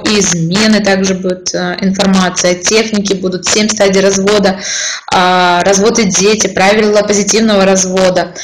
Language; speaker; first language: Russian; native; Russian